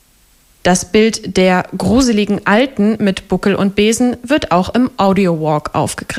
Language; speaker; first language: German; native; German